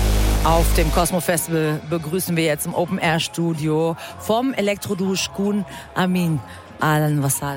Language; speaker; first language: German; early bilingual, other home language; Persian